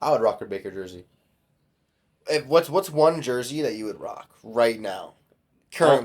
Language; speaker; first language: English; native; English